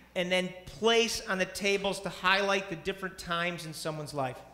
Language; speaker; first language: English; native; English